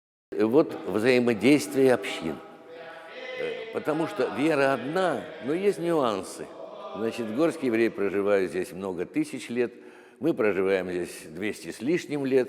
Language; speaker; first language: Russian; native; Russian